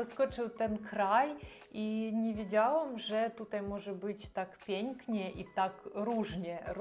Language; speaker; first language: Polish; non-native, learner; Russian